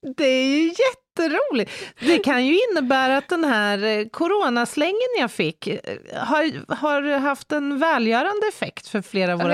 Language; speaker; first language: Swedish; native; Swedish